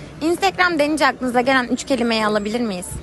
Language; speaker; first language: Turkish; native; Turkish